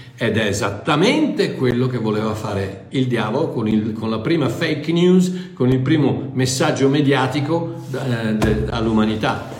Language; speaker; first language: Italian; non-native, fluent; English